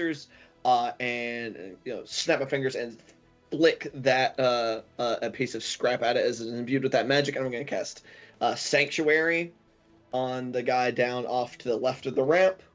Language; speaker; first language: English; native; English